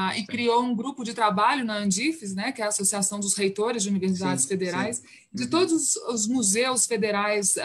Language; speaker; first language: Portuguese; native; Portuguese